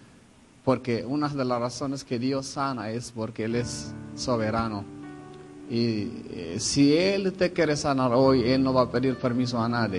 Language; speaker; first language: Spanish; non-native, fluent; Hebrew